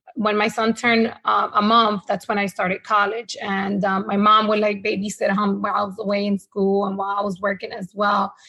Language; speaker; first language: English; non-native, fluent; Spanish